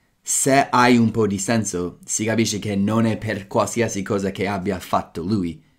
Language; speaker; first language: Italian; non-native, fluent; English